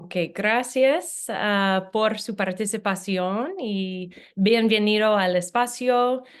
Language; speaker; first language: Spanish; non-native, fluent; English